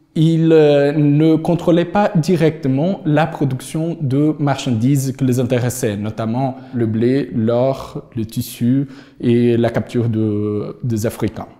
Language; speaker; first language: French; non-native, fluent; Portuguese